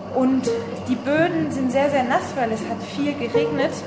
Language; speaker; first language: German; non-native, fluent; French